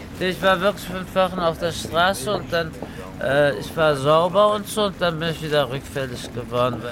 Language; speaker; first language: German; early bilingual, other home language; Turkish